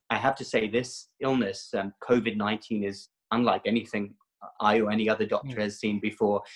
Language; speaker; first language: English; native; English